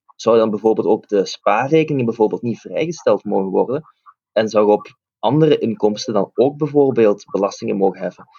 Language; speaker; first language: Dutch; native; Dutch